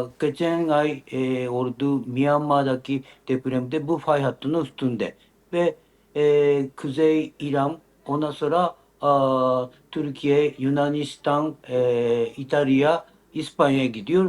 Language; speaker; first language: Turkish; non-native, learner; Japanese